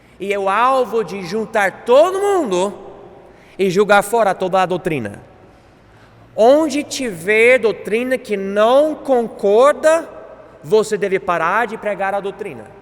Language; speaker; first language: Portuguese; non-native, fluent; English